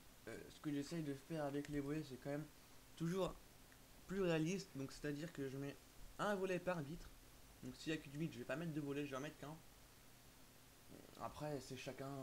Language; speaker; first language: French; native; French